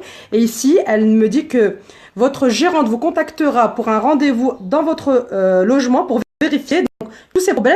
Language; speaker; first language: French; native; French